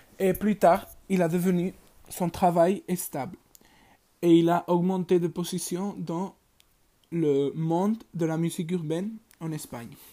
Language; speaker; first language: French; non-native, learner; Spanish